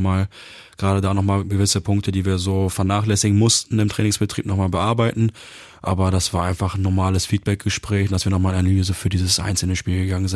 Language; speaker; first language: German; early bilingual, other home language; Turkish